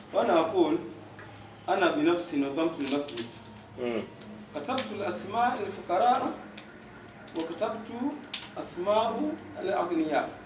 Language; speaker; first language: Arabic; non-native, learner; Ganda